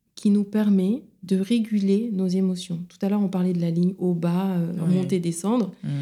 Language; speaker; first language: French; non-native, local second language; Wolof